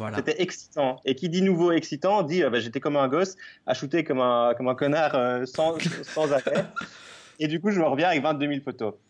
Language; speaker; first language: French; native; French